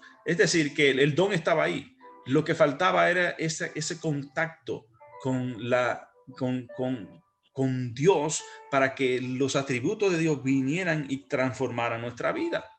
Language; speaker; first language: Spanish; native; Spanish